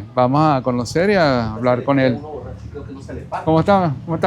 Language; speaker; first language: Spanish; native; Spanish